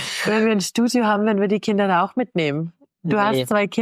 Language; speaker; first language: German; native; German